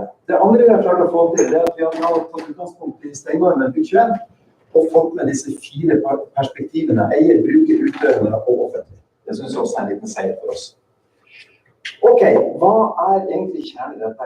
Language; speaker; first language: Norwegian; native; Norwegian